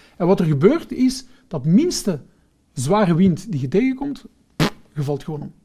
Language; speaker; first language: Dutch; early bilingual, other home language; Portuguese